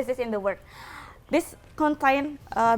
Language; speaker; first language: English; non-native, learner; Indonesian